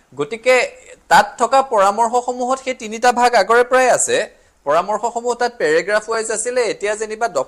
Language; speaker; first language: Assamese; native; Assamese